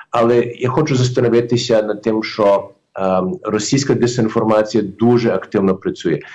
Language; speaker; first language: Ukrainian; early bilingual, heritage; Ukrainian